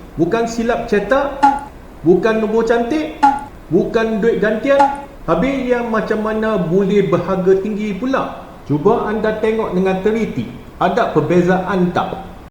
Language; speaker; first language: Malay; non-native, local second language; Chinese